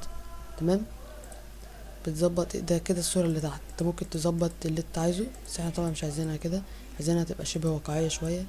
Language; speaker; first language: Arabic; native; Arabic